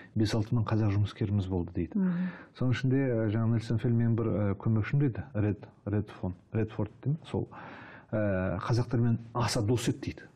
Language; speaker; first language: Kazakh; native; Kazakh